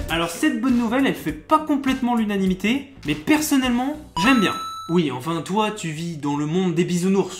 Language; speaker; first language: French; native; French